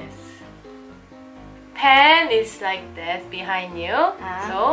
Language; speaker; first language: English; non-native, learner; Korean